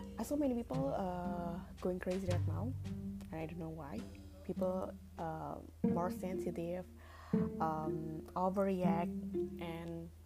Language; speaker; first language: English; non-native, learner; Indonesian